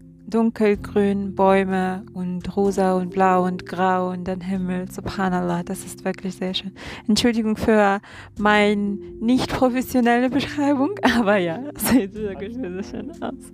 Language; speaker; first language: German; non-native, learner; Arabic